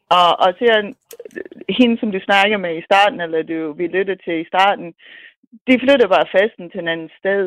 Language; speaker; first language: Danish; non-native, fluent; English